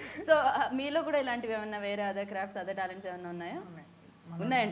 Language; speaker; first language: Telugu; native; Telugu